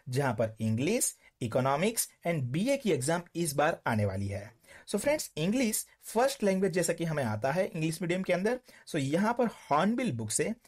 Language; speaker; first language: Hindi; non-native, local second language; Gujarati